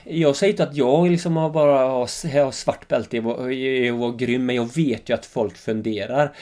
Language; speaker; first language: Swedish; native; Swedish